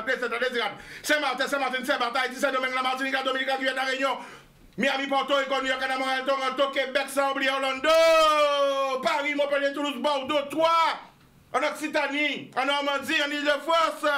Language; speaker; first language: French; non-native, local second language; Guadeloupean Creole French